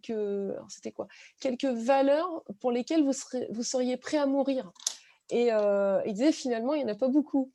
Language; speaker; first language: French; native; French